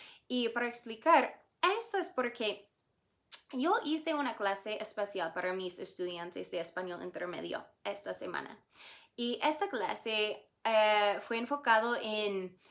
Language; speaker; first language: Spanish; non-native, fluent; English